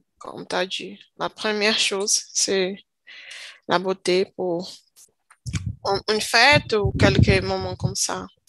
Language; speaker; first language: French; non-native, learner; Portuguese